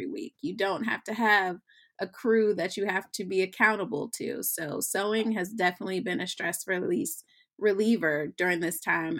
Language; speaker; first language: English; native; English